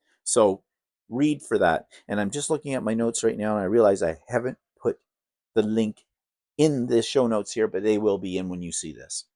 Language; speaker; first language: English; native; English